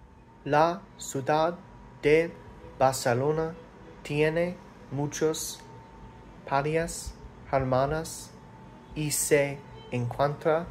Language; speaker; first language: Spanish; non-native, learner; English